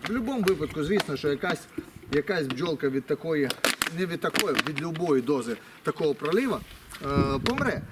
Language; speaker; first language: Ukrainian; non-native, local second language; Russian